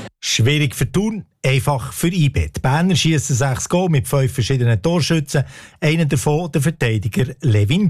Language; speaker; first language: German; native; German